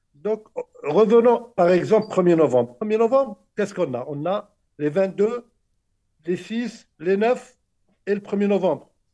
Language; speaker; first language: French; non-native, local second language; Arabic